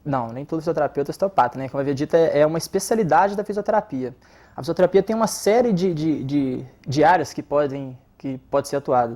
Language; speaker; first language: Portuguese; native; Portuguese